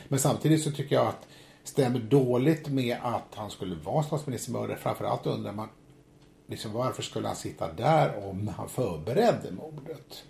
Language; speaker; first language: Swedish; native; Swedish